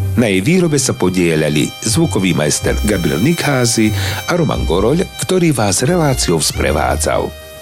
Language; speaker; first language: Slovak; native; Slovak